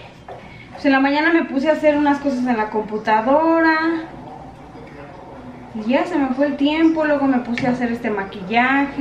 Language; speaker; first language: Spanish; native; Spanish